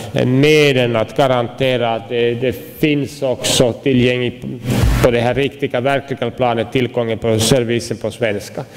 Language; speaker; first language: Swedish; non-native, local second language; Finnish